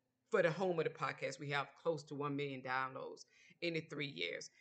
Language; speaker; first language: English; native; English